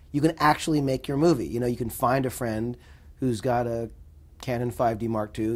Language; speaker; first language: English; native; English